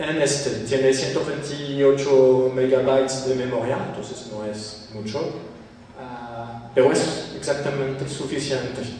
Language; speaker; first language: Spanish; non-native, fluent; French